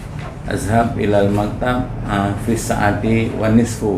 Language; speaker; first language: Arabic; non-native, learner; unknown